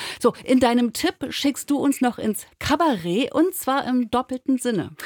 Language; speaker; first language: German; native; German